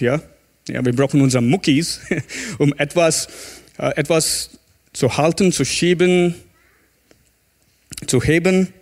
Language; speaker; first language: German; non-native, fluent; English